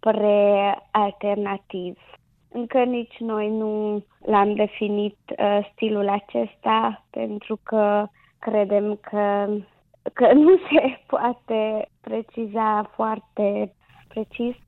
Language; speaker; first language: Romanian; non-native, local second language; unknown